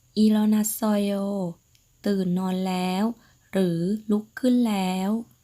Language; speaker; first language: Thai; native; Thai